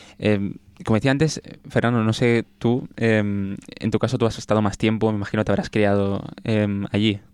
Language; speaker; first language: Spanish; early bilingual, other home language; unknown